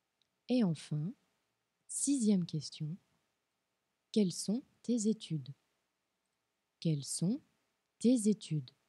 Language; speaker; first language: French; non-native, fluent; Portuguese